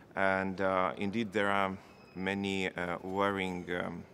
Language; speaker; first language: English; non-native, fluent; Lithuanian